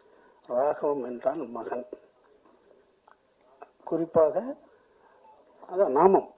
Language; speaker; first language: Tamil; native; Tamil